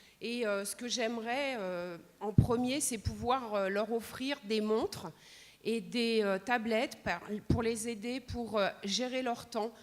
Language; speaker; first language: French; native; French